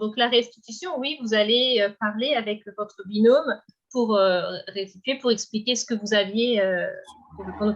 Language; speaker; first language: French; native; French